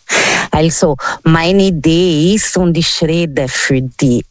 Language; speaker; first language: German; non-native, learner; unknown